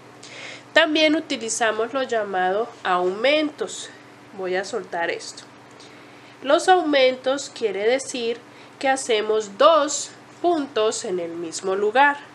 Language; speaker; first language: Spanish; native; Spanish